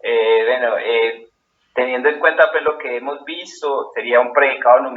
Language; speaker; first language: Spanish; native; Spanish